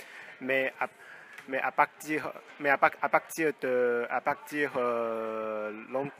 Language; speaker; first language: French; non-native, fluent; Chinese